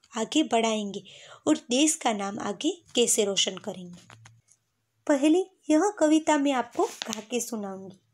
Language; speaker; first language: Hindi; non-native, local second language; Gujarati